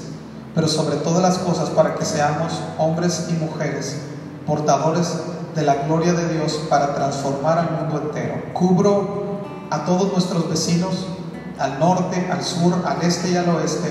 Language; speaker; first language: Spanish; native; Spanish